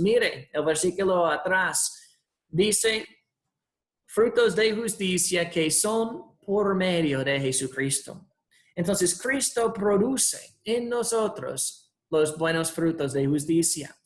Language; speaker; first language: Spanish; non-native, fluent; English